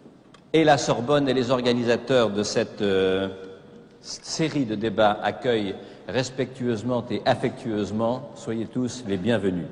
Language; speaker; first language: French; native; French